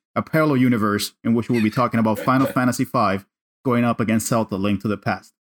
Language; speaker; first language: English; non-native, fluent; Spanish